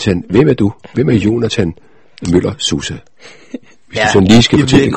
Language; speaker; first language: Danish; native; Danish